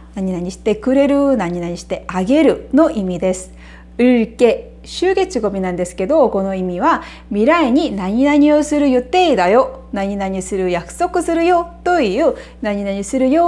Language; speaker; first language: Japanese; non-native, fluent; Korean